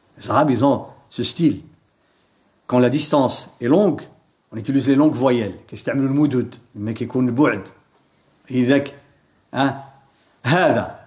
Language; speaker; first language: French; non-native, local second language; Arabic